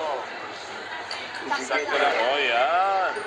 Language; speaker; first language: Filipino; non-native, learner; Arabic